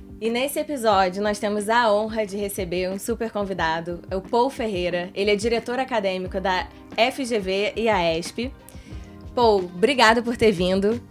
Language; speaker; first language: Portuguese; native; Portuguese